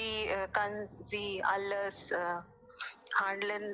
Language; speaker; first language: German; non-native, learner; Hindi